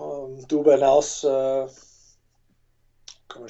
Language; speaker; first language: German; non-native, fluent; English